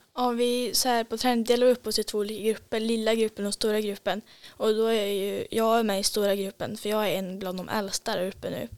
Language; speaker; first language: Swedish; native; Swedish